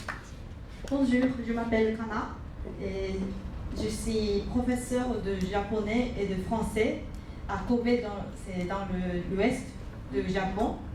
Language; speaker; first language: French; non-native, fluent; Japanese